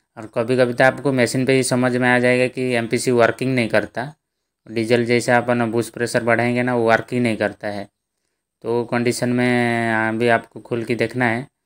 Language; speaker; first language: Hindi; native; Hindi